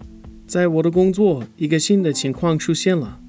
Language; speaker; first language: Chinese; non-native, fluent; English